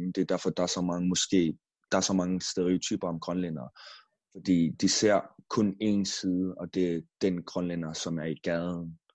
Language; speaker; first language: Danish; non-native, local second language; Kalaallisut